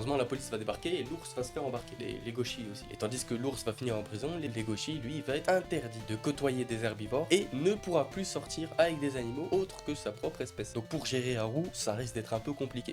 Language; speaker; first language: French; native; French